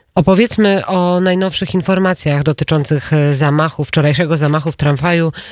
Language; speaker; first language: Polish; native; Polish